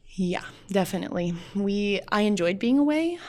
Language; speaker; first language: English; native; English